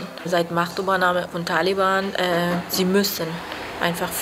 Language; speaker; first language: German; non-native, fluent; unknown